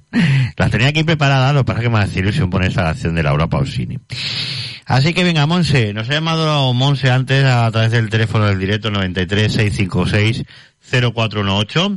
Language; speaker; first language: Spanish; native; Spanish